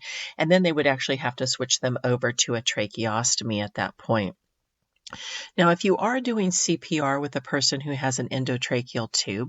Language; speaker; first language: English; native; English